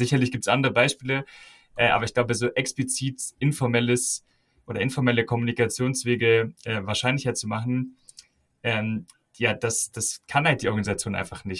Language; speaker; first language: German; native; German